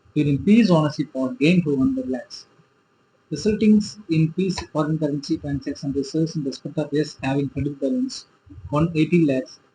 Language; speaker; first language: English; non-native, local second language; Tamil